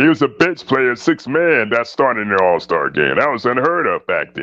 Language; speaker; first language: English; native; English